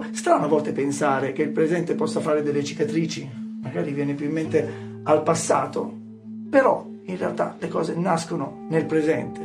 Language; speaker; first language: Italian; native; Italian